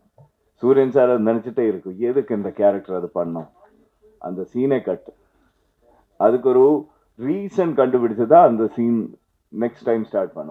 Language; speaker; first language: Tamil; non-native, learner; Kannada